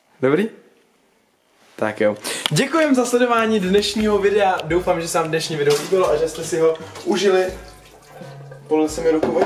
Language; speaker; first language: Czech; native; Czech